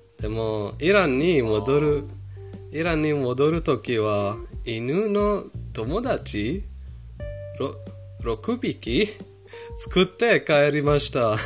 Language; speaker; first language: Japanese; non-native, fluent; Persian